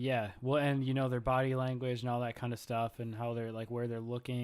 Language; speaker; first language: English; native; English